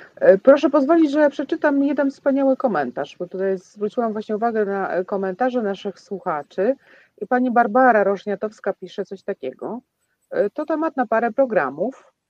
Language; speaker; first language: Polish; native; Polish